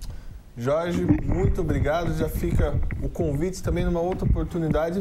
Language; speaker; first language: Portuguese; native; Portuguese